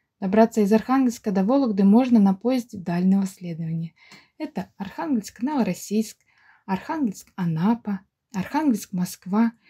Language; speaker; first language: Russian; native; Russian